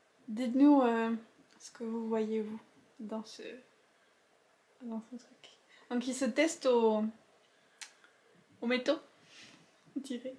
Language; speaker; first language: French; native; French